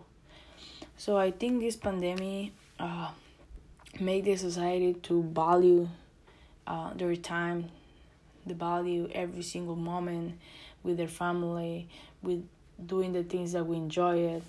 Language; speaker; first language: English; non-native, learner; Spanish